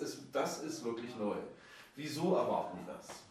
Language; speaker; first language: German; native; German